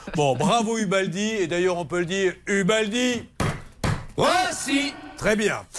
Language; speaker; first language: French; native; French